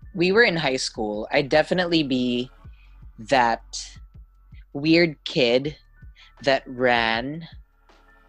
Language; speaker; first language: English; non-native, local second language; Cebuano